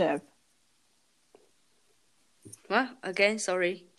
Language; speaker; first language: English; non-native, learner; Chinese